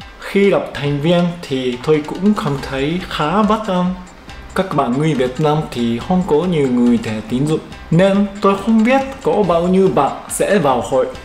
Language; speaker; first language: Vietnamese; non-native, fluent; Japanese